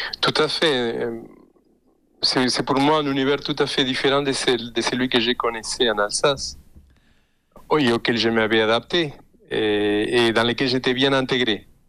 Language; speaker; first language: French; non-native, fluent; Spanish